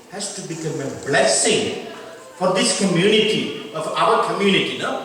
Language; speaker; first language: English; non-native, local second language; Malayalam